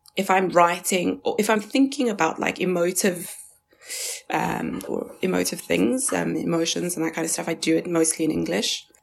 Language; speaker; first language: English; early bilingual, other home language; Chinese